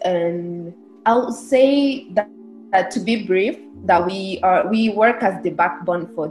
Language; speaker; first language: English; non-native, local second language; Kinyarwanda